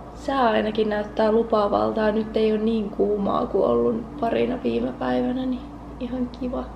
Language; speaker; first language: Finnish; native; Finnish